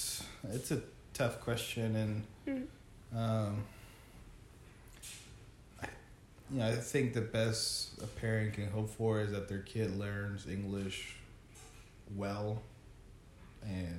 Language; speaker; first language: English; non-native, fluent; Spanish